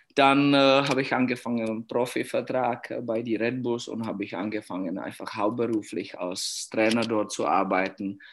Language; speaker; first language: German; non-native, fluent; Czech